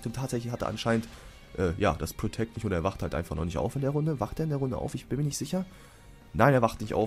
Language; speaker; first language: German; native; German